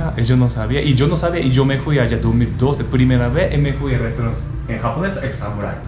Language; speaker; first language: Spanish; non-native, learner; Japanese